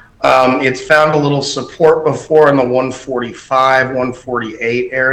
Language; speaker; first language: English; native; English